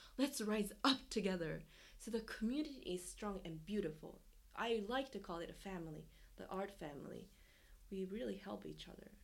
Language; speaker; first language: English; non-native, fluent; Japanese